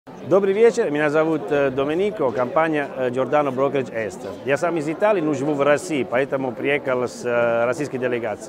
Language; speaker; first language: Russian; non-native, fluent; Italian